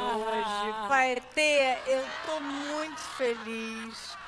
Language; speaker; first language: Portuguese; native; Portuguese